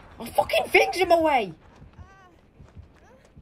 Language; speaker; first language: English; native; English